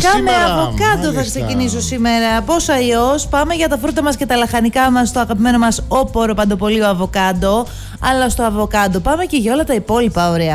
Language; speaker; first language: Greek; native; Greek